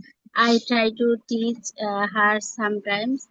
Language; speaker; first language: English; non-native, learner; Bangla